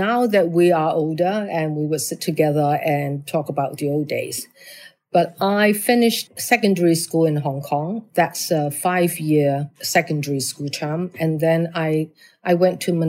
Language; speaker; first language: English; non-native, local second language; Cantonese